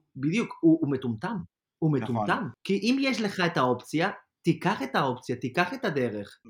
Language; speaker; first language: Hebrew; non-native, fluent; Spanish